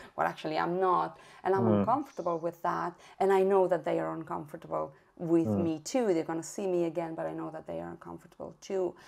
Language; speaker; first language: English; non-native, fluent; Spanish